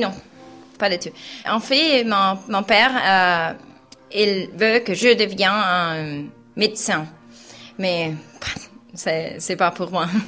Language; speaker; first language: French; non-native, learner; Spanish